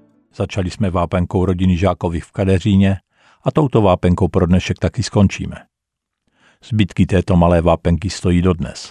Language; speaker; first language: Czech; native; Czech